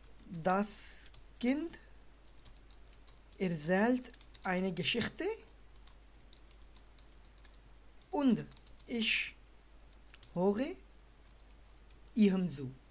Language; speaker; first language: German; non-native, fluent; Urdu